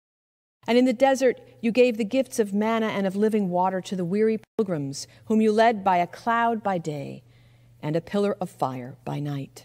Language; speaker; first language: English; native; English